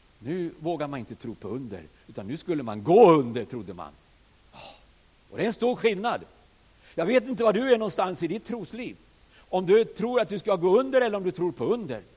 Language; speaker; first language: Swedish; native; Swedish